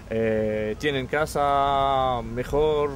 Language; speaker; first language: Spanish; non-native, fluent; Arabic